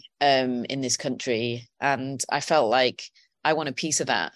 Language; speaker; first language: English; native; English